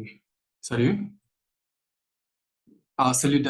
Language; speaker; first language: French; non-native, fluent; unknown